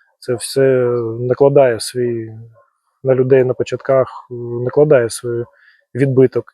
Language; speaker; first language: Ukrainian; non-native, local second language; Russian